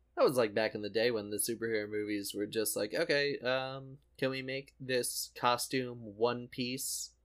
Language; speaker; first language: English; native; English